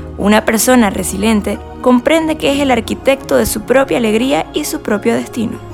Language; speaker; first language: Spanish; native; Spanish